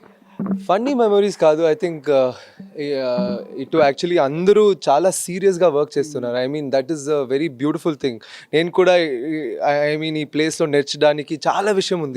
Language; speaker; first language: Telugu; non-native, fluent; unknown